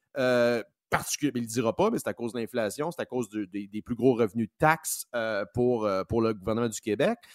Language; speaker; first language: French; native; French